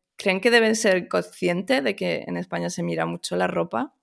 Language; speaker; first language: Spanish; early bilingual, other home language; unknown